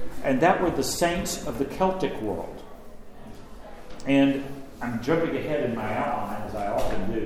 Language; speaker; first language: English; native; English